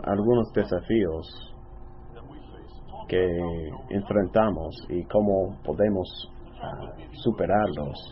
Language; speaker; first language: Spanish; non-native, fluent; English